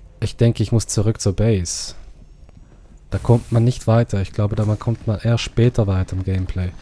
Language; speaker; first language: German; non-native, learner; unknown